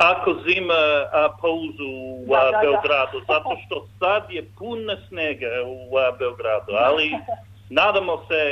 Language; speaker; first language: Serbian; non-native, learner; English